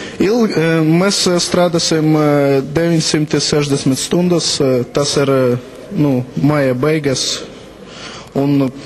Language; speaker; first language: Latvian; non-native, local second language; Russian